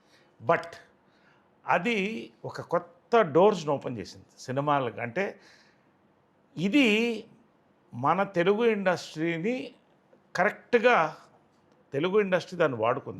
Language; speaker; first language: Telugu; native; Telugu